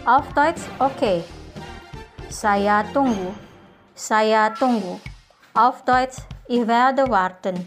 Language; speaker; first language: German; non-native, fluent; Indonesian